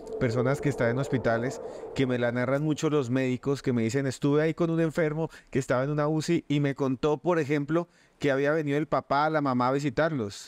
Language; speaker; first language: Spanish; native; Spanish